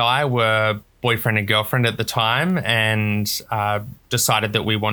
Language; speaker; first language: English; native; English